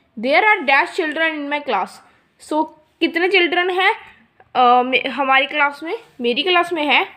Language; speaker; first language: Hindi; non-native, local second language; Punjabi